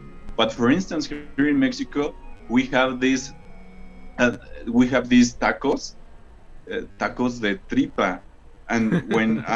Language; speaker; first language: English; non-native, learner; Spanish